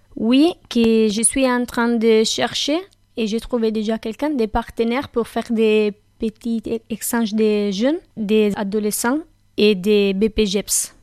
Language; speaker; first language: French; non-native, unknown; Italian